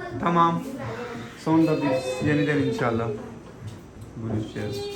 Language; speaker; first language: Turkish; non-native, learner; Urdu